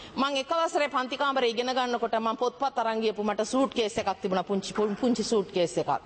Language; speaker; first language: Sinhala; non-native, local second language; Tamil